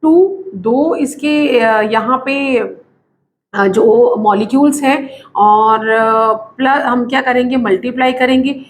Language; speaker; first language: Hindi; native; Hindi